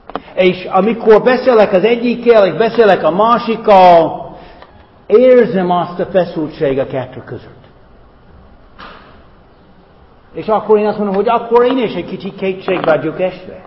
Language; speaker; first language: Hungarian; non-native, fluent; English